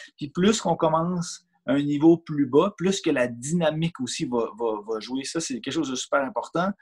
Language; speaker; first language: French; native; French